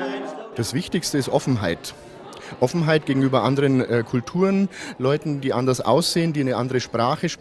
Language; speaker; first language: German; native; German